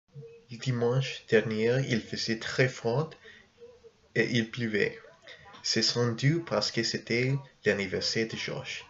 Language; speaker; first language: French; non-native, learner; English